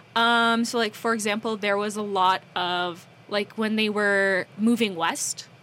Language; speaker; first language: English; native; English